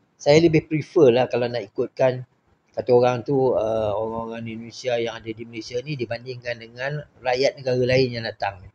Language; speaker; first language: Malay; native; Malay